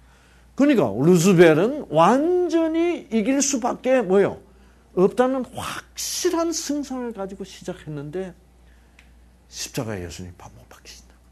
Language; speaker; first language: Korean; native; Korean